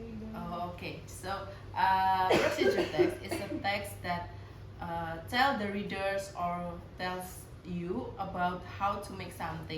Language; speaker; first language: English; non-native, learner; Indonesian